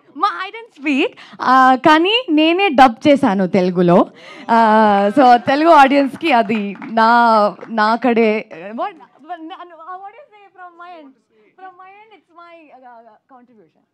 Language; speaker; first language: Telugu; non-native, learner; Kannada